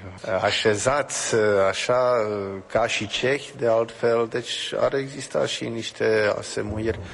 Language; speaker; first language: Romanian; non-native, fluent; Czech